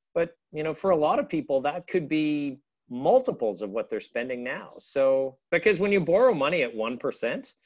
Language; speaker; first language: English; native; English